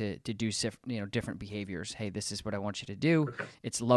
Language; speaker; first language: English; native; English